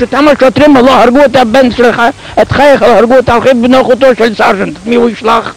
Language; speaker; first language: Hebrew; non-native, fluent; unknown